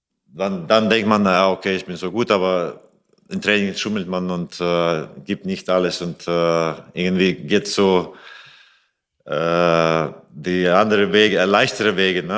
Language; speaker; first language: German; non-native, fluent; Latvian